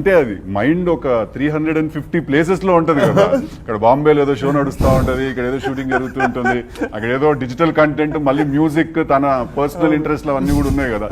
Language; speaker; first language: Telugu; native; Telugu